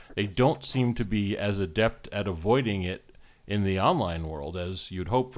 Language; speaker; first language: English; native; English